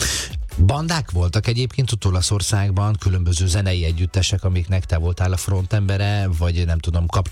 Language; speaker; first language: Hungarian; native; Hungarian